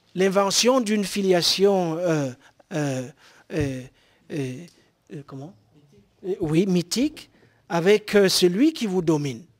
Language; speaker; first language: French; non-native, local second language; Basaa